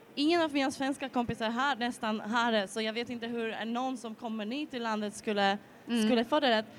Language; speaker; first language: Swedish; non-native, fluent; Polish